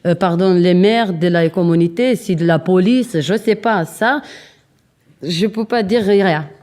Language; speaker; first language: French; non-native, learner; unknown